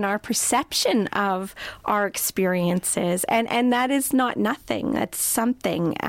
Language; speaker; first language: English; native; English